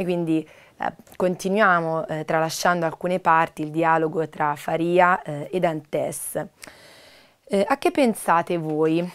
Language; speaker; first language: Italian; native; Italian